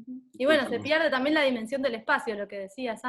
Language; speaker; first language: Spanish; native; Spanish